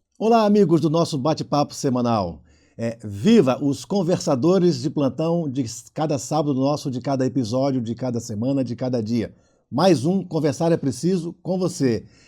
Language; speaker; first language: Portuguese; native; Portuguese